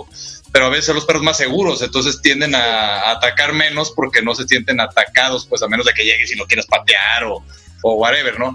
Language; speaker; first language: Spanish; native; Spanish